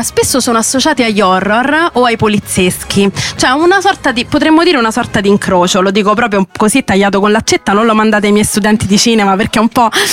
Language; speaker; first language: Italian; native; Italian